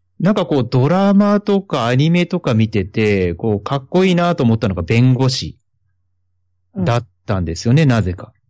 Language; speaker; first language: Japanese; native; Japanese